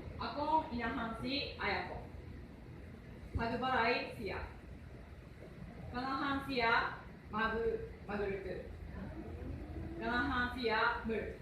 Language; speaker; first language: Cebuano; non-native, learner; Japanese